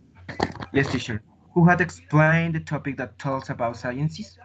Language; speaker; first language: English; non-native, learner; Spanish